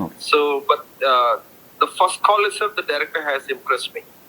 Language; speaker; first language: English; non-native, local second language; Tamil